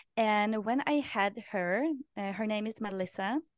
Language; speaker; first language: English; non-native, fluent; Norwegian